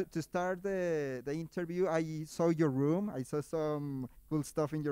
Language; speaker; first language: English; non-native, fluent; Spanish